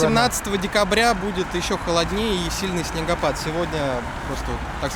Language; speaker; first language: Russian; native; Russian